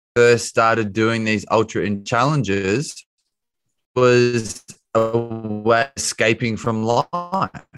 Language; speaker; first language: English; native; English